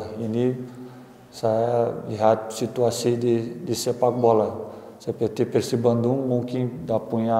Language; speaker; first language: Indonesian; non-native, fluent; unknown